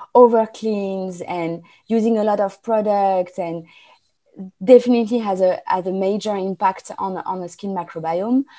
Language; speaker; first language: English; non-native, fluent; French